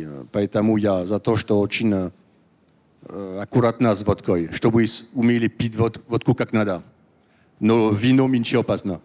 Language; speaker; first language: Russian; non-native, learner; French